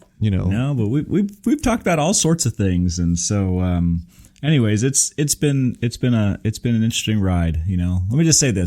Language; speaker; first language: English; native; English